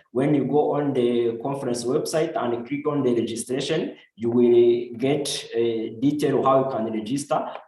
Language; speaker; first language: English; non-native, local second language; Kinyarwanda